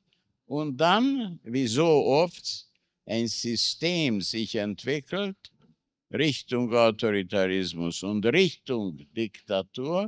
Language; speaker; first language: German; non-native, fluent; Hungarian